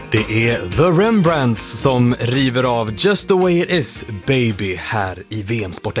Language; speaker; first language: Swedish; native; Swedish